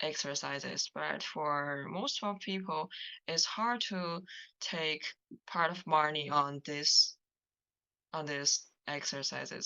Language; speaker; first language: English; non-native, learner; Chinese